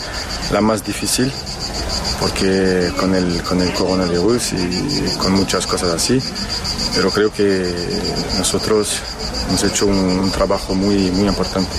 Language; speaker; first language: Spanish; non-native, fluent; French